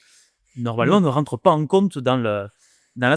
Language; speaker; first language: French; native; French